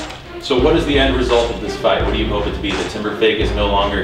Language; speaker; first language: English; native; English